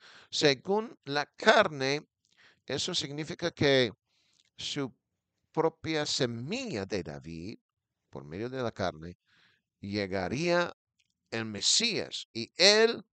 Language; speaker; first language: Spanish; non-native, fluent; English